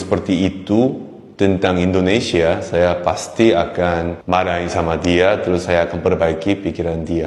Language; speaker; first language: Indonesian; non-native, fluent; Korean